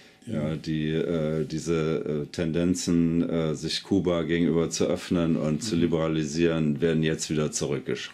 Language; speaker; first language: German; native; German